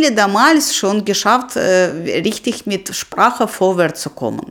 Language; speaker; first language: German; non-native, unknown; Russian